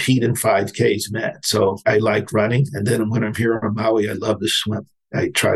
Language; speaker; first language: English; native; English